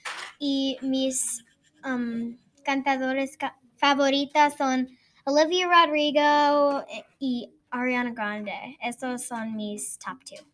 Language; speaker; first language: Spanish; non-native, learner; English